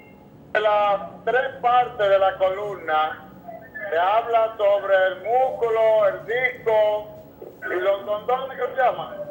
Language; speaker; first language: Spanish; native; Spanish